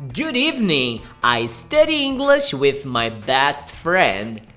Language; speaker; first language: English; non-native, fluent; Portuguese